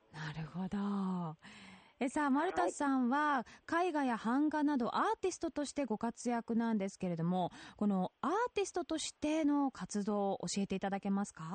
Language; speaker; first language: Japanese; native; Japanese